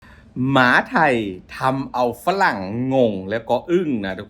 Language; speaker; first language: Thai; non-native, local second language; Lao